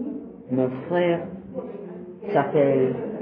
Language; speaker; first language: French; non-native, learner; English